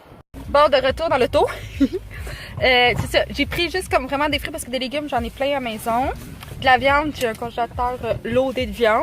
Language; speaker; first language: French; native; French